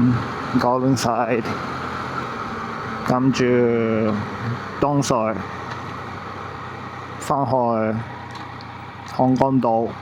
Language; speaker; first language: Chinese; non-native, learner; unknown